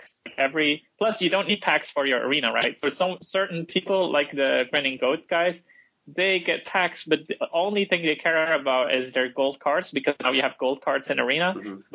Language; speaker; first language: English; non-native, fluent; Dutch